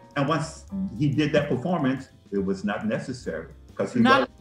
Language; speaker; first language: English; native; English